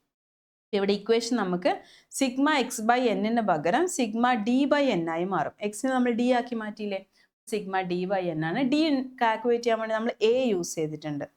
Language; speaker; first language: Malayalam; native; Malayalam